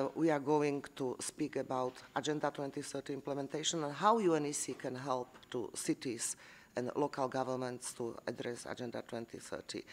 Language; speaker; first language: English; non-native, fluent; Slovak